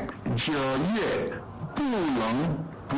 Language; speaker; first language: Chinese; non-native, learner; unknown